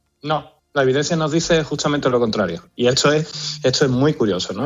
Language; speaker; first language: Spanish; native; Spanish